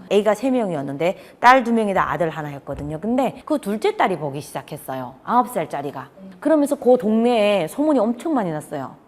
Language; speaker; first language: Korean; native; Korean